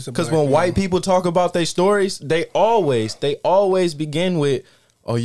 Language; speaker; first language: English; native; English